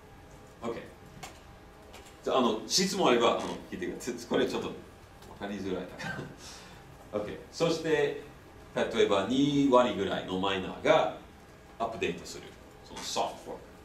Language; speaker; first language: Japanese; non-native, fluent; English